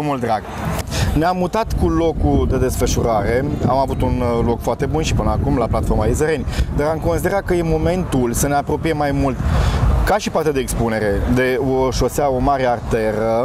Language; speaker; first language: Romanian; native; Romanian